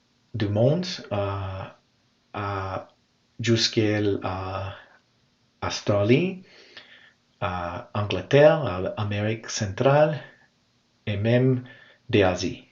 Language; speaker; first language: French; non-native, learner; English